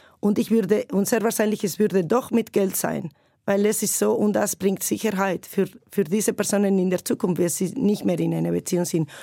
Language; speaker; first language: German; non-native, fluent; Spanish